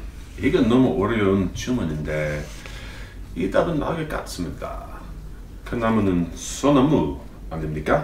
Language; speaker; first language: Korean; non-native, learner; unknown